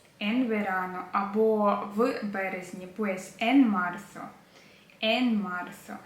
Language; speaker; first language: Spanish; non-native, fluent; Ukrainian